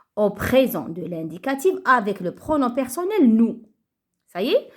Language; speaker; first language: French; non-native, local second language; Arabic